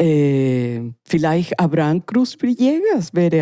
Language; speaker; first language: German; non-native, learner; Spanish